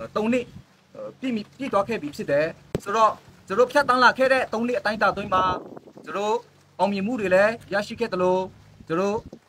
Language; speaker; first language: Burmese; non-native, local second language; Western Kayah